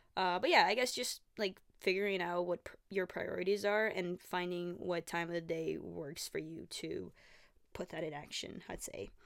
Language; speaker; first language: English; non-native, fluent; Portuguese